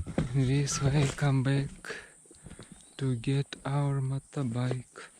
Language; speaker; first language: English; non-native, learner; Russian